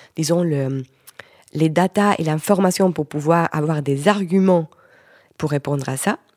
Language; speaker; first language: French; non-native, fluent; Spanish